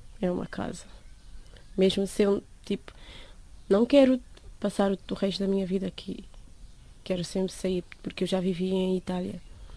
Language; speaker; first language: Portuguese; non-native, local second language; Kabuverdianu